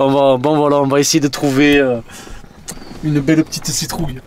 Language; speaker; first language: French; native; French